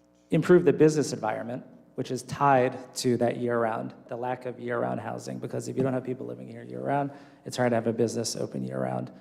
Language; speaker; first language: English; native; English